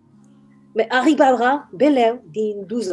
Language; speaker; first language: French; non-native, fluent; Japanese